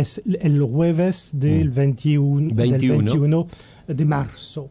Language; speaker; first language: Spanish; non-native, learner; French